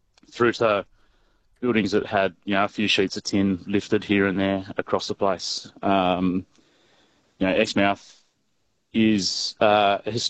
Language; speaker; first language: English; native; English